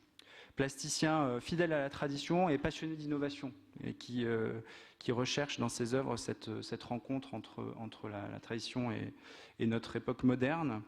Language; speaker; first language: French; native; French